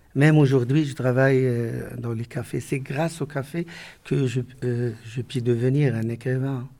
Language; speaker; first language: French; non-native, local second language; Arabic